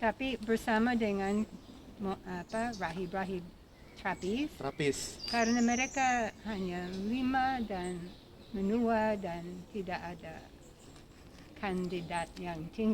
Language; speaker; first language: Indonesian; non-native, fluent; English